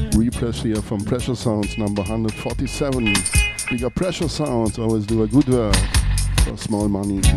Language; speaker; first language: English; non-native, learner; German